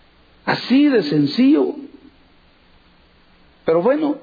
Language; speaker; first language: Spanish; native; Spanish